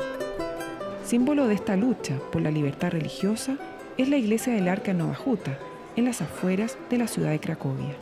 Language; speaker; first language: Spanish; native; Spanish